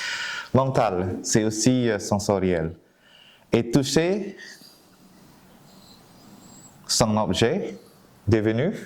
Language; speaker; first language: French; non-native, fluent; Vietnamese